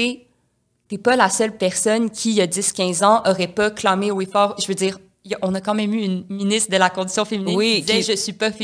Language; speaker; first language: French; native; French